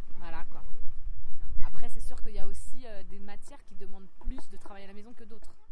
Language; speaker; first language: French; native; French